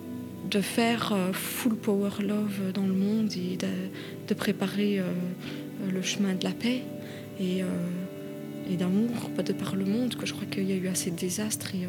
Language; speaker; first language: French; native; French